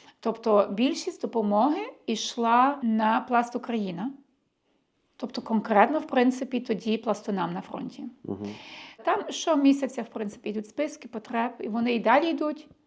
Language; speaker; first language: Ukrainian; early bilingual, heritage; Ukrainian